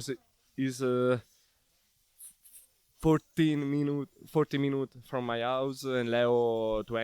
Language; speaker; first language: English; non-native, learner; Italian